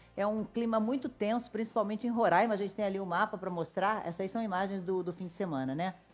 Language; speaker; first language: Portuguese; native; Portuguese